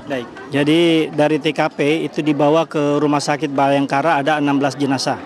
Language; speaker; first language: Indonesian; native; Indonesian